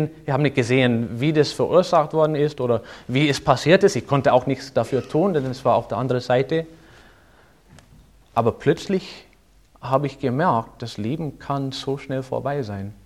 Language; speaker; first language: German; non-native, fluent; English